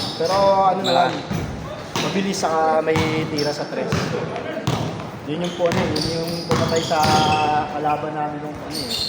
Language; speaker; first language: Filipino; native; Filipino